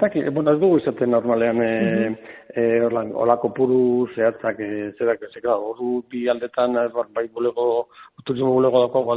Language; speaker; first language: Basque; non-native, local second language; Spanish